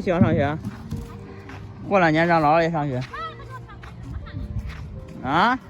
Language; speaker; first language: Chinese; native; Chinese